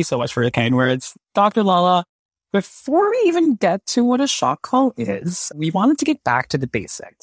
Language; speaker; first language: English; non-native, local second language; Filipino